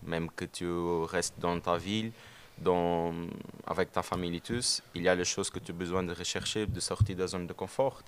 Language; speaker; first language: French; non-native, learner; Portuguese